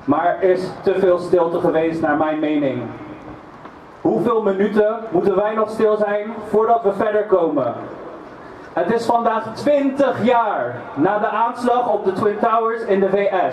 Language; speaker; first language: Dutch; early bilingual, other home language; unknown